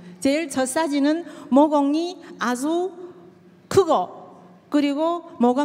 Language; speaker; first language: Korean; native; Korean